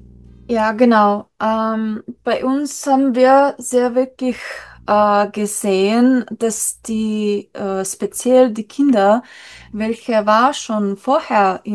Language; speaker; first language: German; non-native, learner; Slovenian